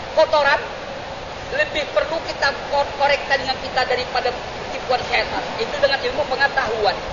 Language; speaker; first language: Indonesian; non-native, local second language; Banjar